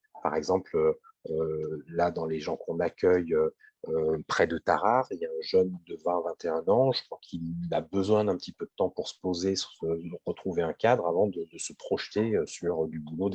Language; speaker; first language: French; native; French